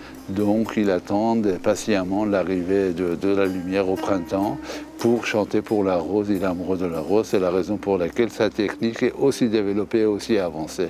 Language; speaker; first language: French; non-native, fluent; Persian